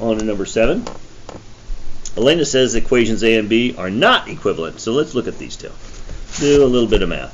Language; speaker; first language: English; native; English